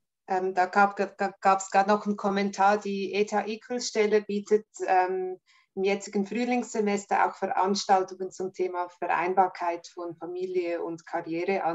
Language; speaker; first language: German; native; German